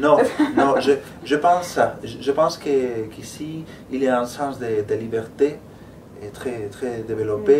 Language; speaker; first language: French; non-native, fluent; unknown